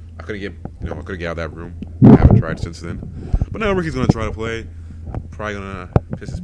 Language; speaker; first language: English; native; English